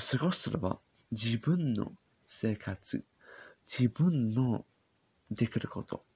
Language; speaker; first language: Japanese; non-native, learner; English